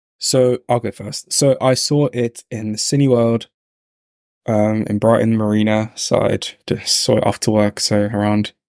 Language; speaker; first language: English; native; English